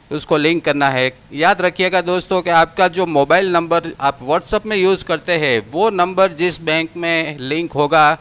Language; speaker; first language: Hindi; non-native, local second language; Gujarati